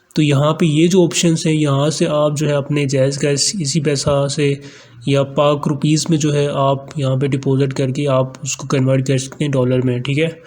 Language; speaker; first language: Urdu; non-native, local second language; Punjabi